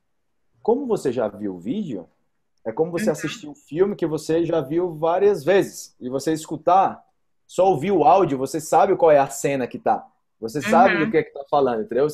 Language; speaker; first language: Portuguese; native; Portuguese